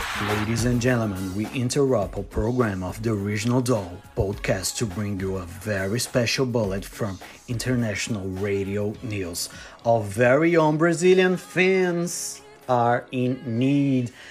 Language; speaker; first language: English; non-native, fluent; Portuguese